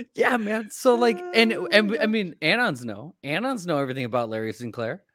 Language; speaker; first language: English; native; English